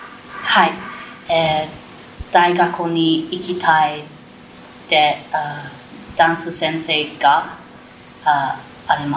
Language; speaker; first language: Japanese; non-native, learner; English